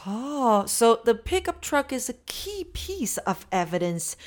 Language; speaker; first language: English; non-native, fluent; Chinese